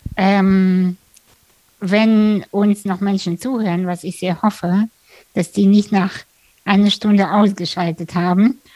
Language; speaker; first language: German; early bilingual, other home language; Russian